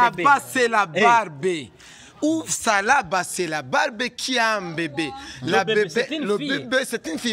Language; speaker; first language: French; non-native, local second language; Rundi